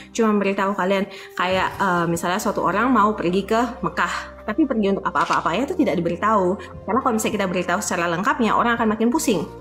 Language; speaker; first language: Indonesian; native; Indonesian